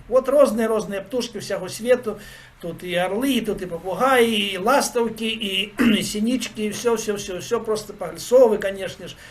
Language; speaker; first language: Belarusian; native; Belarusian